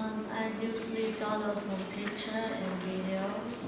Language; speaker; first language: English; non-native, learner; Vietnamese